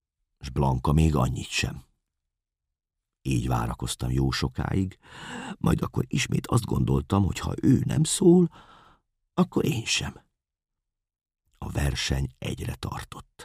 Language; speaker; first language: Hungarian; native; Hungarian